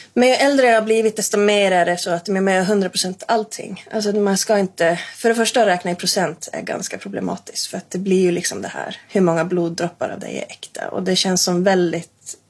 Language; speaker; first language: Swedish; native; Swedish